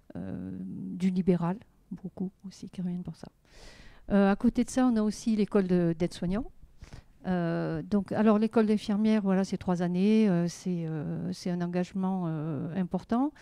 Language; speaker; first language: French; native; French